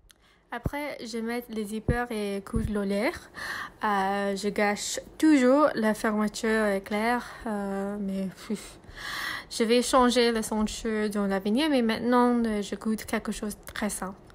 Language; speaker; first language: French; non-native, learner; English